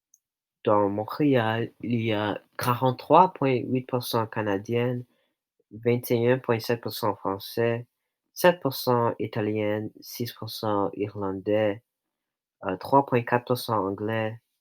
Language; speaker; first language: French; non-native, local second language; English